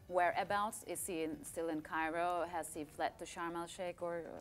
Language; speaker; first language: English; non-native, fluent; Turkish